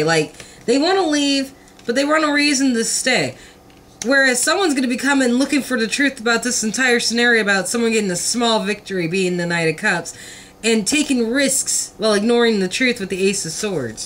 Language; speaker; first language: English; native; English